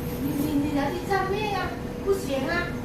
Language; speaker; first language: Chinese; native; Chinese